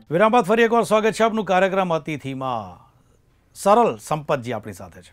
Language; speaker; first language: Hindi; non-native, local second language; Gujarati